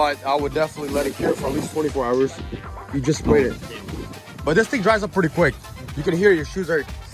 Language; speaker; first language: English; native; English